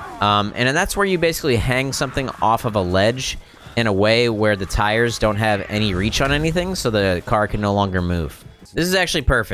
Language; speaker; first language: English; native; English